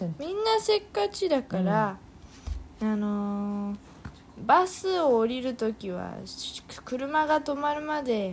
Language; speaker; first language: Japanese; non-native, fluent; Korean